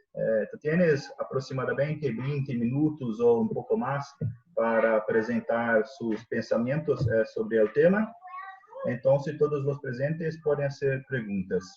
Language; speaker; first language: Spanish; non-native, fluent; Portuguese